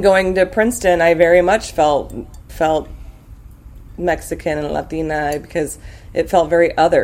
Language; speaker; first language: English; native; English